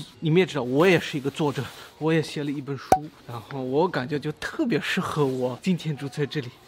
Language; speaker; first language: Chinese; non-native, fluent; German